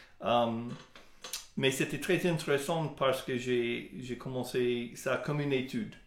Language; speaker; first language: French; non-native, fluent; English